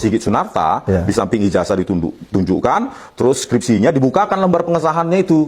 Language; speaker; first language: Indonesian; native; Indonesian